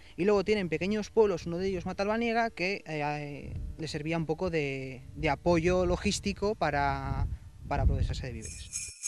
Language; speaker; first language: Spanish; native; Spanish